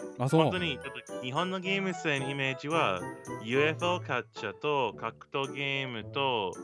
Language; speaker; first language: Japanese; non-native, learner; English